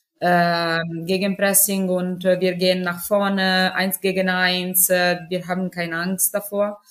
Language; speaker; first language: German; non-native, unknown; Italian